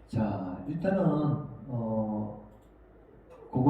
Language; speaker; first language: Korean; native; Korean